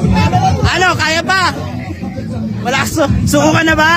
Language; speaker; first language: Filipino; non-native, local second language; Cebuano